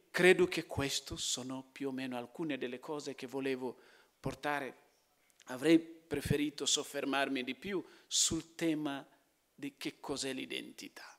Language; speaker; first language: Italian; non-native, fluent; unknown